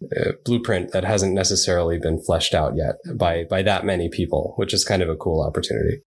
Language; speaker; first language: English; native; English